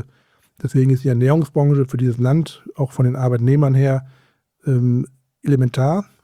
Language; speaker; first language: German; native; German